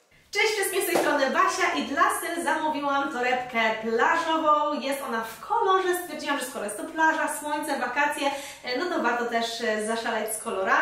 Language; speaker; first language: Polish; native; Polish